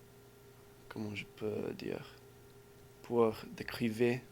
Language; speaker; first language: French; non-native, learner; English